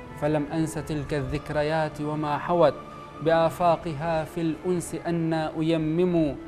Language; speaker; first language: Arabic; native; Arabic